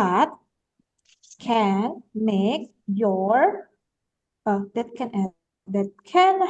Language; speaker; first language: English; non-native, fluent; Indonesian